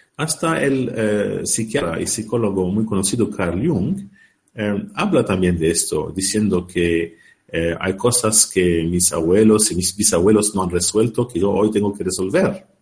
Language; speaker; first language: Spanish; non-native, learner; Arabic